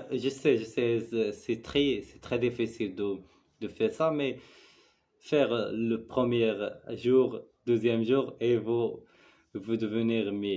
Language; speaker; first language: French; non-native, learner; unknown